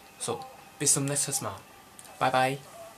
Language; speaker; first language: German; non-native, learner; Cantonese